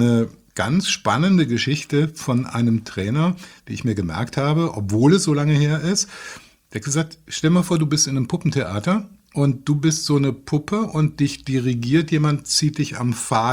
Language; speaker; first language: German; native; German